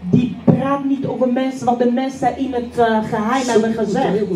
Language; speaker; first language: Dutch; non-native, fluent; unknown